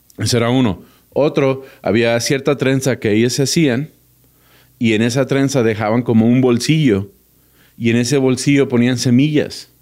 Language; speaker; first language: Spanish; early bilingual, heritage; Spanish